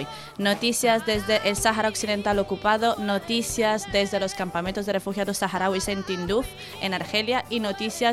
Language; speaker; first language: Spanish; native; Spanish